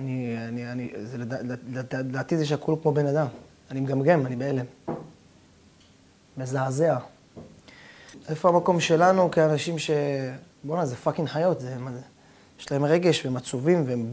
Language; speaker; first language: Hebrew; native; Hebrew